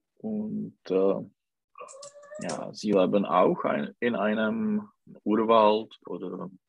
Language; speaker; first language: German; non-native, learner; Czech